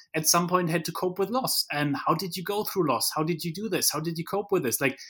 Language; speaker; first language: English; non-native, fluent; German